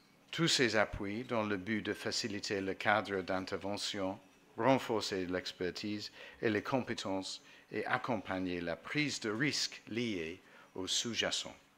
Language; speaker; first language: French; non-native, fluent; English